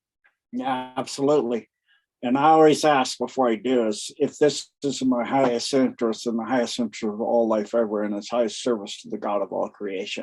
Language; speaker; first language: English; native; English